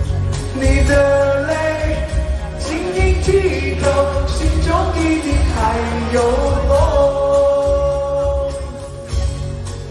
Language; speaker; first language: Chinese; native; Chinese